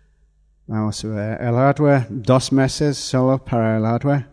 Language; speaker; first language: Spanish; non-native, fluent; English